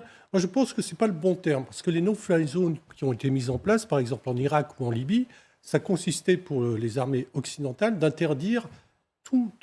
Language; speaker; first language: French; native; French